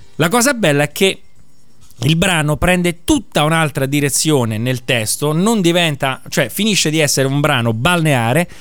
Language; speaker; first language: Italian; native; Italian